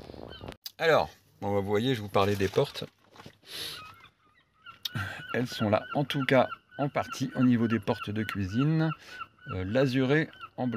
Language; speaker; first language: French; native; French